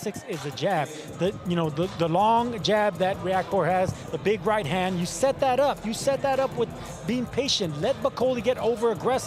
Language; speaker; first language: English; native; English